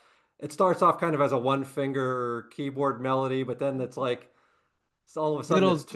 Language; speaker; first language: English; native; English